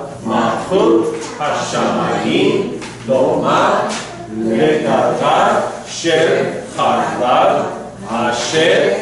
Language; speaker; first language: Hebrew; non-native, learner; English